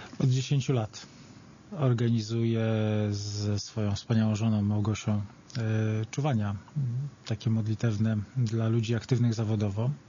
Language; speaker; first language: Polish; native; Polish